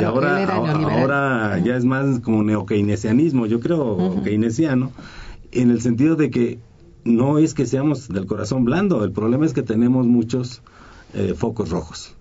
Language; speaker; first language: Spanish; native; Spanish